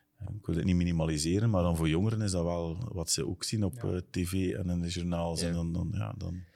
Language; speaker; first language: Dutch; native; Dutch